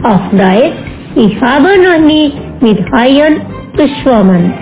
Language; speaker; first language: German; non-native, learner; Indonesian